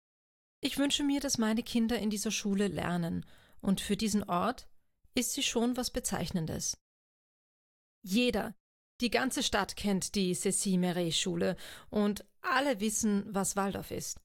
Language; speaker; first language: German; non-native, fluent; Portuguese